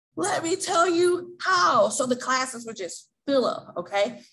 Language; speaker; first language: English; native; English